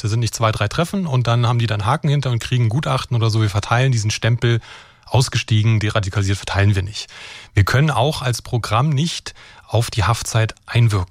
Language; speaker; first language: German; native; German